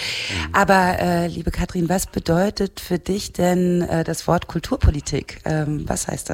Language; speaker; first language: German; native; German